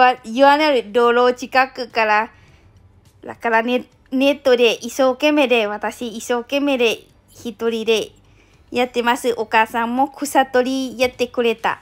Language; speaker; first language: Japanese; non-native, learner; Lao